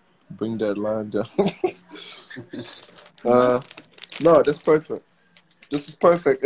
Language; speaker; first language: English; native; English